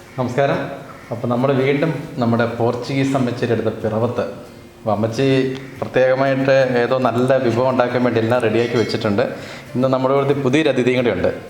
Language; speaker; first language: Malayalam; native; Malayalam